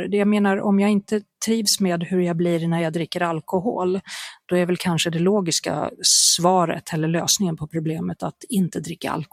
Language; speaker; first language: Swedish; native; Swedish